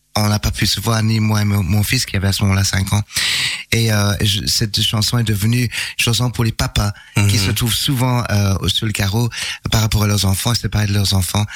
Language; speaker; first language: French; non-native, fluent; English